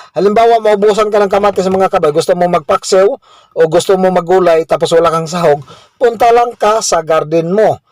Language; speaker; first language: Filipino; non-native, local second language; Cebuano